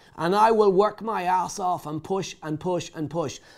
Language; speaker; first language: English; native; English